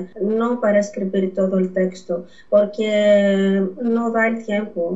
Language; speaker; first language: Spanish; non-native, fluent; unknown